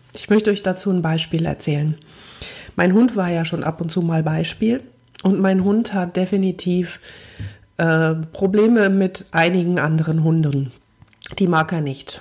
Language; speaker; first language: German; native; German